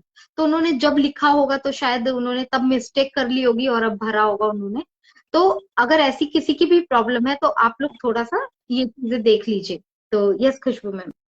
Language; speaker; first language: Hindi; native; Hindi